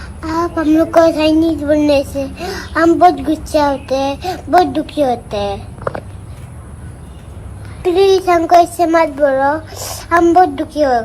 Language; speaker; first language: Hindi; non-native, local second language; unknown